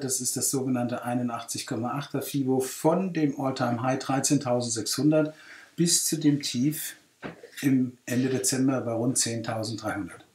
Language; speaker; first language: German; native; German